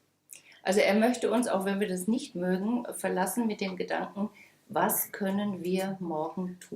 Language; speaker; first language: German; native; German